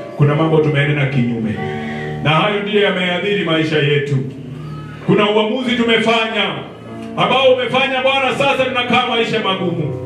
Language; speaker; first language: Swahili; non-native, local second language; Luyia